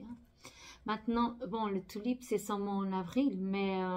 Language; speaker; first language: French; non-native, fluent; Portuguese